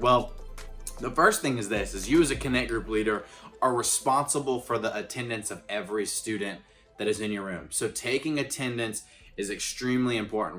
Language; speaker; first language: English; native; English